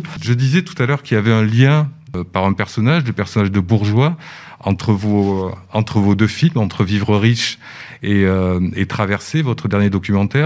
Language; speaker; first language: French; native; French